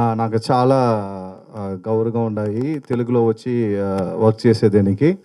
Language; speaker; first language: Telugu; non-native, learner; Tamil